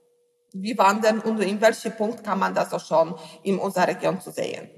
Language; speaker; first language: German; non-native, learner; Polish